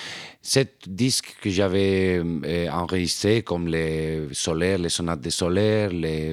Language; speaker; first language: French; non-native, fluent; Spanish